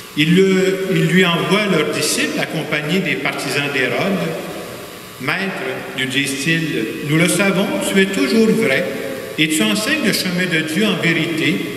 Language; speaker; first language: French; native; French